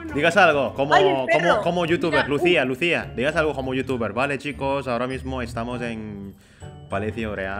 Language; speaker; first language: Spanish; non-native, fluent; Indonesian